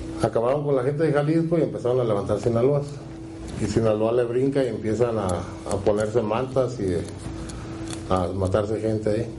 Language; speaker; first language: Spanish; native; Spanish